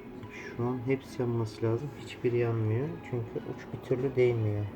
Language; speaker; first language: Turkish; native; Turkish